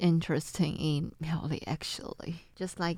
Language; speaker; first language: English; non-native, learner; Chinese